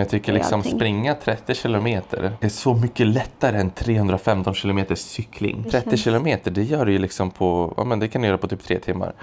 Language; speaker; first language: Swedish; native; Swedish